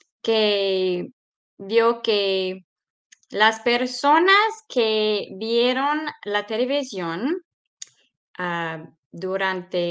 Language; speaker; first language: Spanish; non-native, fluent; English